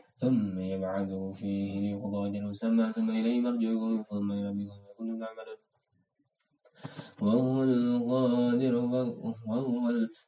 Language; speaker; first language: Arabic; non-native, learner; Indonesian